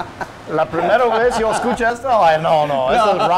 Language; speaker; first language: Spanish; non-native, learner; English